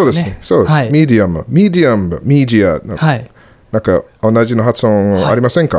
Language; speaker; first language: Japanese; non-native, learner; English